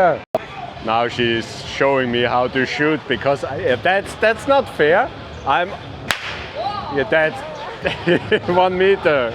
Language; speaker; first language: English; non-native, fluent; German